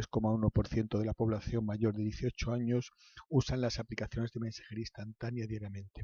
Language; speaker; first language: Spanish; native; Spanish